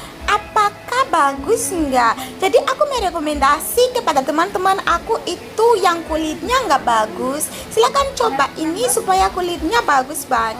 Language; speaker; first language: Indonesian; non-native, learner; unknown